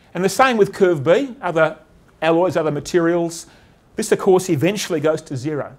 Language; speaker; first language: English; native; English